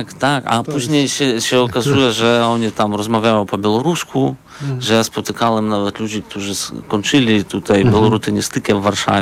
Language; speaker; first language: Polish; non-native, fluent; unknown